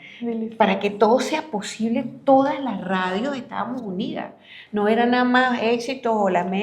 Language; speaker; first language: Spanish; native; Spanish